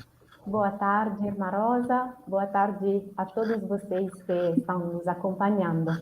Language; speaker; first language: Portuguese; non-native, fluent; Italian